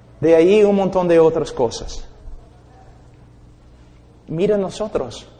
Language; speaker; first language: Spanish; non-native, fluent; English